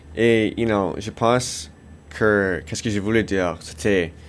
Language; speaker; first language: French; non-native, fluent; English